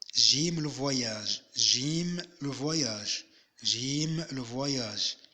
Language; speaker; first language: French; non-native, local second language; Arabic